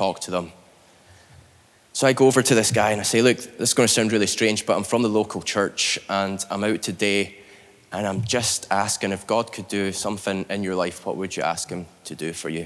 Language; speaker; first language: English; native; English